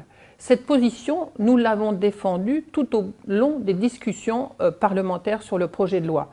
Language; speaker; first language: French; native; French